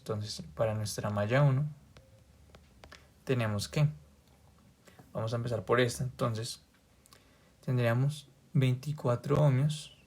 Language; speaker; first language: Spanish; native; Spanish